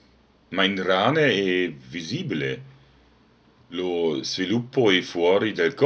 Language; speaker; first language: Italian; non-native, learner; German